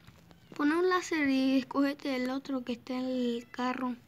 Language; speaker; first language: Spanish; native; Spanish